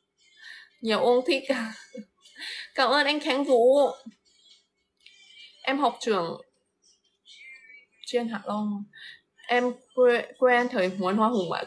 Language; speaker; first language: Vietnamese; non-native, fluent; Lao